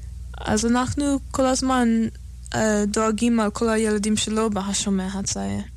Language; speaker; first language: Hebrew; non-native, fluent; English